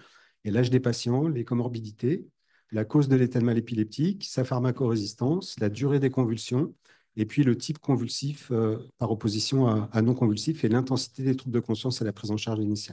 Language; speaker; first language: French; native; French